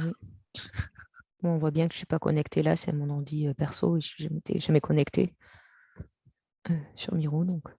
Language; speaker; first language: French; native; French